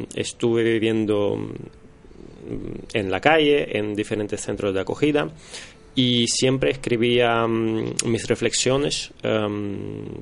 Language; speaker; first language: Spanish; non-native, fluent; Russian